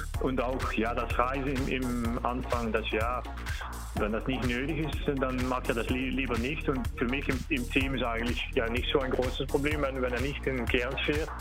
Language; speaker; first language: German; non-native, learner; Dutch